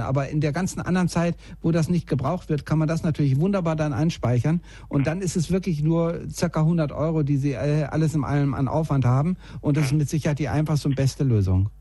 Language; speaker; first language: German; native; German